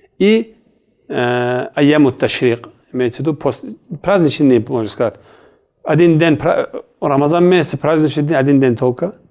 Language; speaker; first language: Russian; non-native, local second language; Kumyk